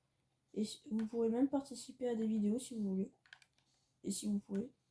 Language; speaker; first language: French; native; French